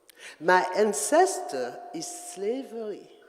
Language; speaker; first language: English; non-native, learner; French